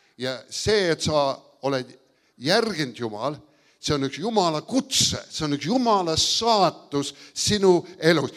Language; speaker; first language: Estonian; early bilingual, heritage; Estonian